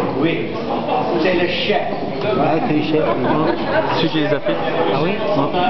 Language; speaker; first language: French; non-native, learner; English